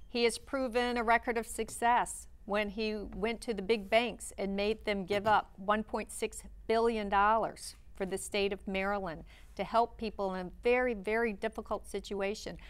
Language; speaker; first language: English; native; English